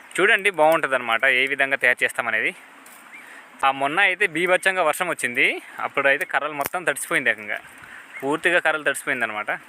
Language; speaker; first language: Telugu; non-native, local second language; Odia